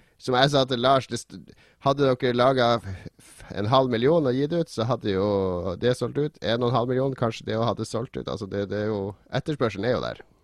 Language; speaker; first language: Norwegian; native; Norwegian